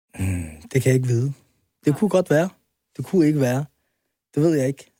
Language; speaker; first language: Danish; early bilingual, other home language; Arabic